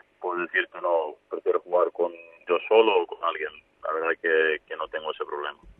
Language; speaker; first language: Spanish; non-native, fluent; Serbian